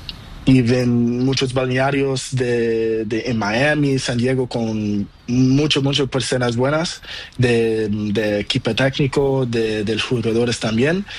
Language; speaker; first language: Spanish; non-native, learner; Portuguese